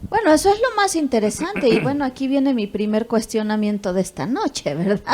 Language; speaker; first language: Spanish; native; Spanish